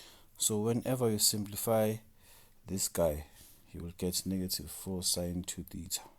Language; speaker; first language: English; non-native, local second language; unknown